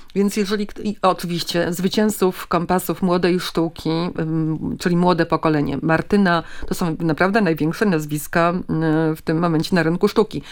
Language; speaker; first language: Polish; native; Polish